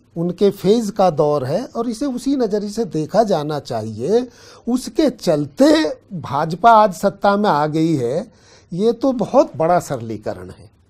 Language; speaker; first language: Hindi; native; Hindi